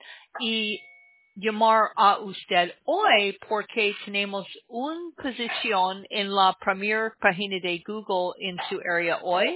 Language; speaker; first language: Spanish; non-native, learner; English